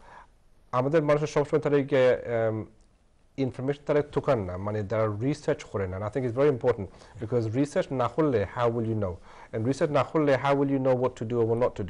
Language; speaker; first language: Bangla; early bilingual, heritage; Sylheti